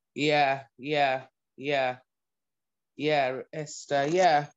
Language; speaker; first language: English; native; English